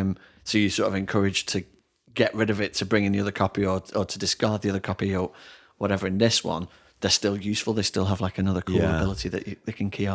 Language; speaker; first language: English; native; English